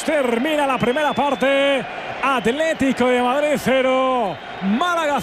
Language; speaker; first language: Spanish; native; Spanish